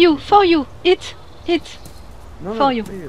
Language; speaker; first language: English; non-native, learner; French